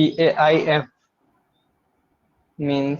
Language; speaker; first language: English; non-native, learner; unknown